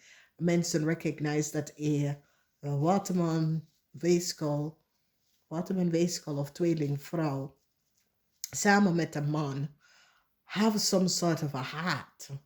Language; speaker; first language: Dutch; non-native, fluent; English